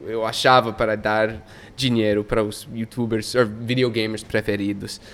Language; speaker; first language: Portuguese; non-native, fluent; English